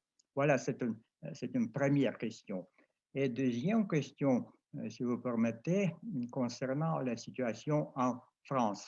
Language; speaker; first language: French; non-native, fluent; Russian